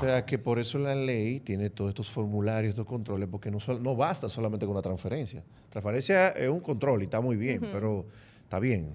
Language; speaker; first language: Spanish; native; Spanish